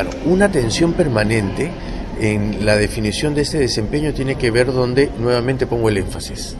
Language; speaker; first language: Spanish; native; Spanish